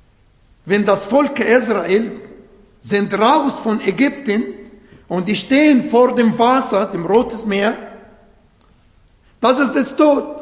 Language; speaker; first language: German; non-native, fluent; Arabic